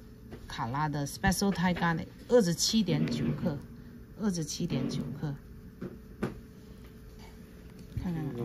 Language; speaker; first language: Chinese; non-native, local second language; Cantonese